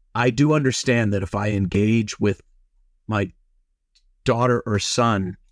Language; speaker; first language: English; native; English